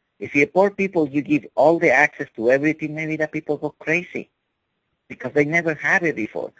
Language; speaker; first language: English; non-native, fluent; Spanish